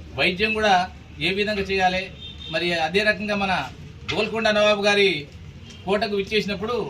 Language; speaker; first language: Telugu; non-native, local second language; Lambadi